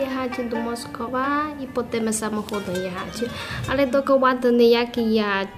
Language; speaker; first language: Polish; non-native, learner; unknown